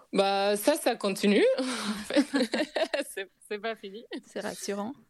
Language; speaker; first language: French; non-native, fluent; Spanish